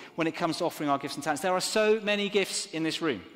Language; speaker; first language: English; native; English